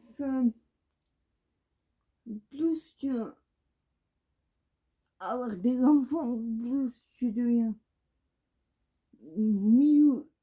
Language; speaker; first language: French; non-native, learner; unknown